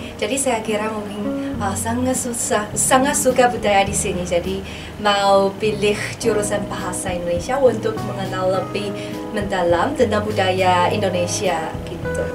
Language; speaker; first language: Indonesian; non-native, fluent; Chinese